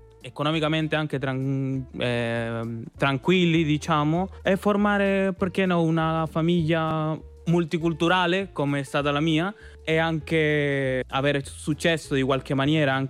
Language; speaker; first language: Italian; non-native, fluent; Spanish